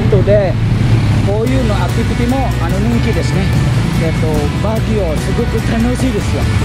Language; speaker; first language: Japanese; non-native, fluent; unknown